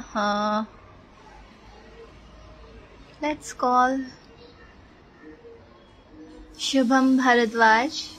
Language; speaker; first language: Hindi; native; Hindi